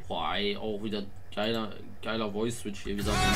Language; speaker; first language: German; native; German